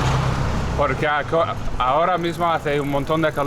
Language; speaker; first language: Spanish; non-native, learner; English